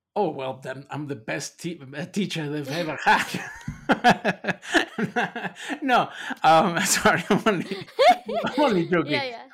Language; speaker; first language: English; non-native, fluent; Spanish